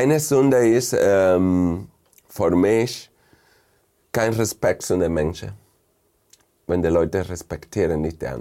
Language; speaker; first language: German; non-native, fluent; Spanish